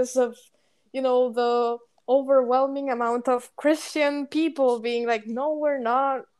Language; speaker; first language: English; non-native, fluent; Spanish